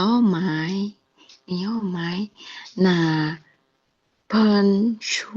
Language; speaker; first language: Chinese; non-native, learner; Indonesian